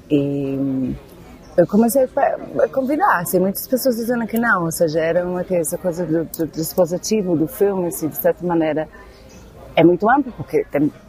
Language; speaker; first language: Portuguese; non-native, fluent; English